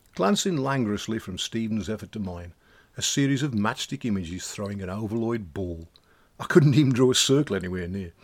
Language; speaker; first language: English; native; English